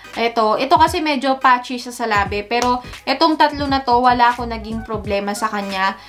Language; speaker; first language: Filipino; native; Filipino